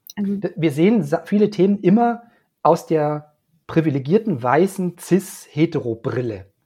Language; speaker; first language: German; native; German